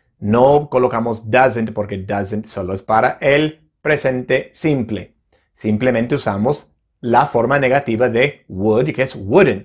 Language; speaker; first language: Spanish; non-native, fluent; English